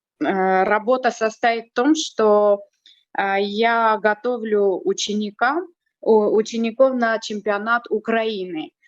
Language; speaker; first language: Russian; non-native, fluent; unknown